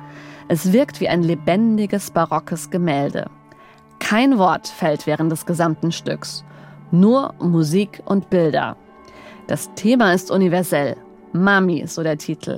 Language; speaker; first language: German; native; German